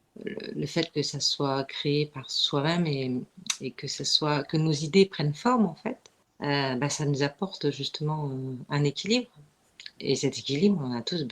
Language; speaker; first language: French; native; French